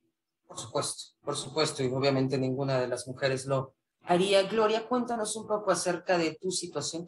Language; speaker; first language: Spanish; native; Spanish